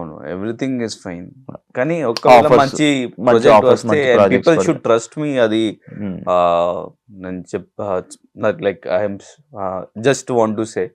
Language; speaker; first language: Telugu; non-native, learner; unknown